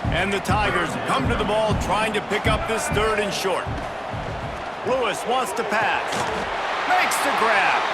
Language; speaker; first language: English; native; English